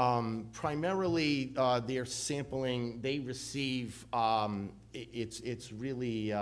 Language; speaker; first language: English; native; English